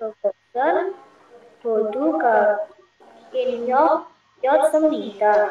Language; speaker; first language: Korean; non-native, learner; Indonesian